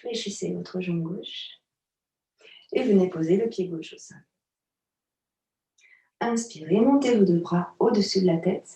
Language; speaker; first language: French; native; French